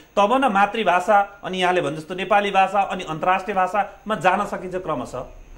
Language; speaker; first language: Nepali; native; Nepali